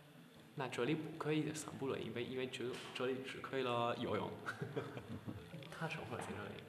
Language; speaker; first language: Chinese; non-native, learner; Hungarian